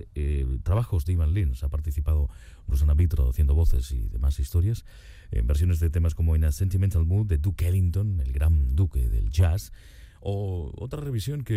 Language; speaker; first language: Spanish; native; Spanish